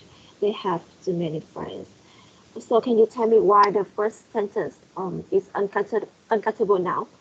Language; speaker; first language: English; non-native, fluent; Vietnamese